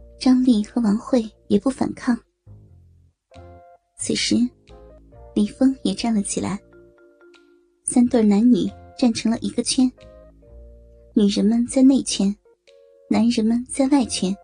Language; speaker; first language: Chinese; native; Chinese